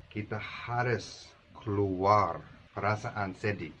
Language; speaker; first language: Indonesian; non-native, learner; English